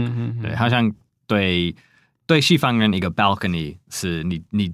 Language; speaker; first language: Chinese; non-native, fluent; English